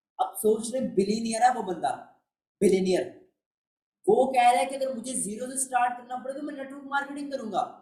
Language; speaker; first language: Urdu; non-native, local second language; Punjabi